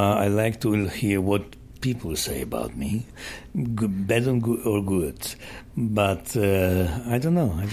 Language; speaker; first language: English; non-native, fluent; Polish